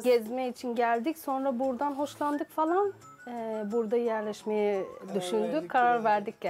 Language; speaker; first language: Turkish; non-native, fluent; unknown